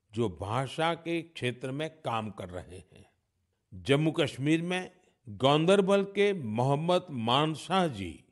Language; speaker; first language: Hindi; non-native, local second language; Gujarati